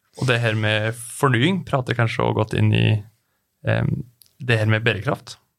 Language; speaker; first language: Norwegian; native; Norwegian